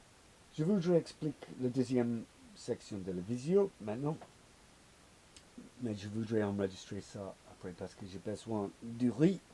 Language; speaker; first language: French; non-native, learner; English